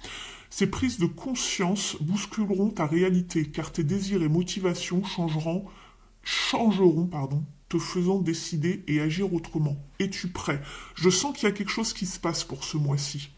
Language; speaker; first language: French; native; French